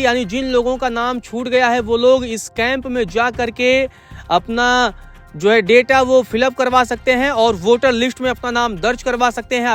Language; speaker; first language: Hindi; native; Hindi